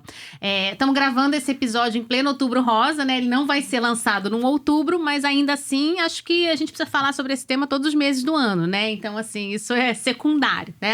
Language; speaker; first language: Portuguese; native; Portuguese